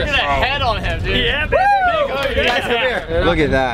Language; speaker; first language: English; native; English